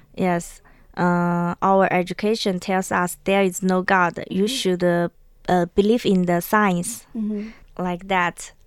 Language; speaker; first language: English; non-native, learner; Chinese